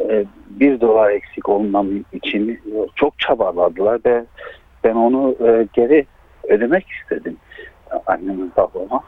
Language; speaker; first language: Turkish; early bilingual, heritage; Turkish